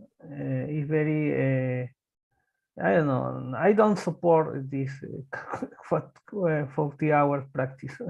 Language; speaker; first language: English; non-native, learner; Spanish